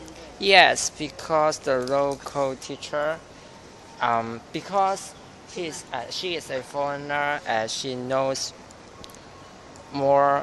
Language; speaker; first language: English; non-native, local second language; Cantonese